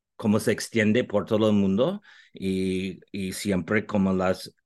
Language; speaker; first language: Spanish; non-native, fluent; English